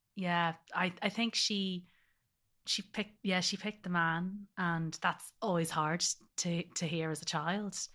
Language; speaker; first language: English; native; English